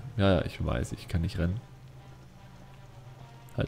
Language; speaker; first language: German; native; German